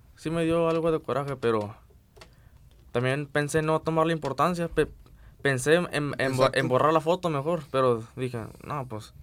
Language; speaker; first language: Spanish; early bilingual, heritage; Spanish